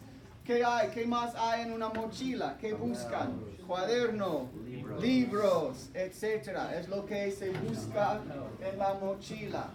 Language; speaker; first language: Spanish; non-native, fluent; English